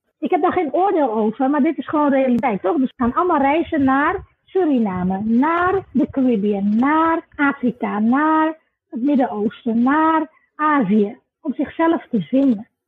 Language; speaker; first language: Dutch; native; Dutch